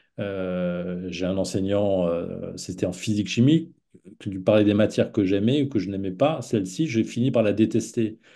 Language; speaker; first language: French; non-native, local second language; Swiss German